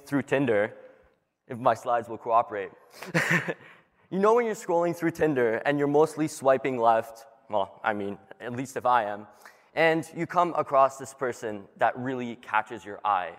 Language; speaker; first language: English; native; English